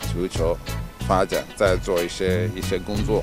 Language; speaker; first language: Chinese; non-native, fluent; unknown